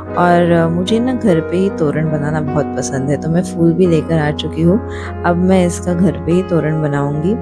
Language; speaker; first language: Hindi; non-native, local second language; Marathi